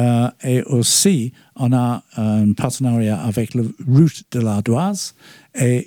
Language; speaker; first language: French; non-native, fluent; English